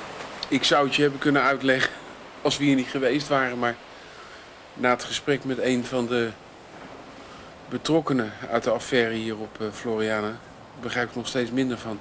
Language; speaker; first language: Dutch; native; Dutch